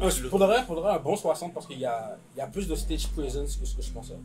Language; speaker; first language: French; native; French